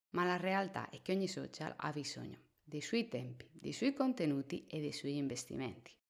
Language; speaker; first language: Italian; non-native, fluent; Spanish